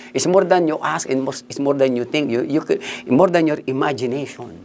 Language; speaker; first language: English; non-native, local second language; Filipino